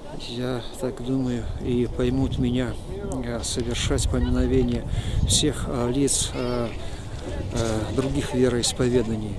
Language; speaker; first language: Russian; native; Russian